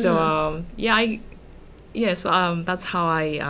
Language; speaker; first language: English; non-native, fluent; Korean